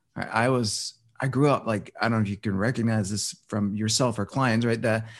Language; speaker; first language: English; non-native, fluent; Danish